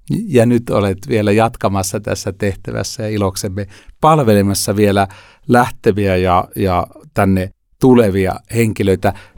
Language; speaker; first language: Finnish; native; Finnish